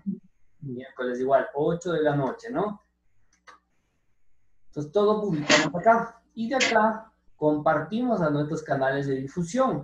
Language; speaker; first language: Spanish; native; Spanish